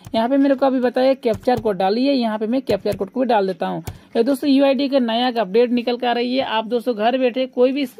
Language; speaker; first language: Hindi; non-native, local second language; Bangla